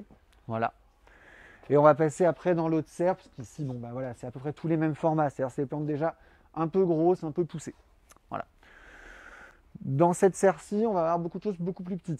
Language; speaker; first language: French; native; French